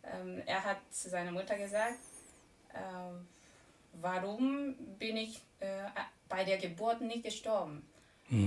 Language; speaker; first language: German; non-native, fluent; Korean